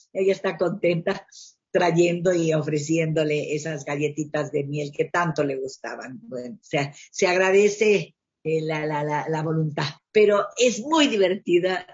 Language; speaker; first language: Spanish; native; Spanish